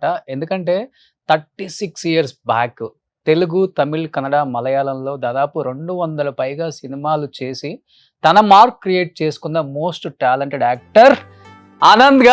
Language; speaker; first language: Telugu; native; Telugu